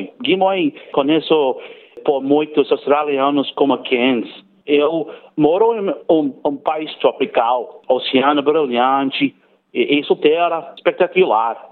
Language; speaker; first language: Portuguese; non-native, learner; English